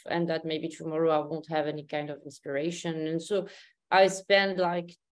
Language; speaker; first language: English; non-native, fluent; Arabic